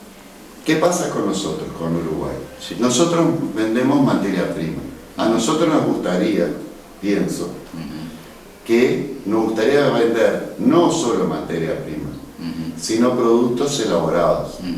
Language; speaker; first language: Spanish; native; Spanish